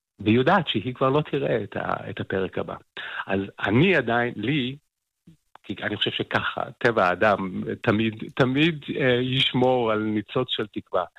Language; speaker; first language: Hebrew; early bilingual, other home language; English